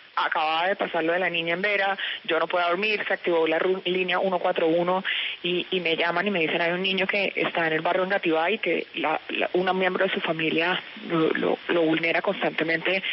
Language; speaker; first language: Spanish; native; Spanish